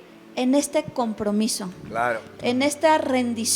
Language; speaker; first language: Spanish; native; Spanish